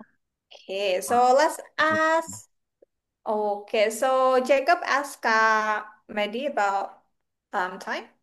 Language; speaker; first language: English; non-native, fluent; Indonesian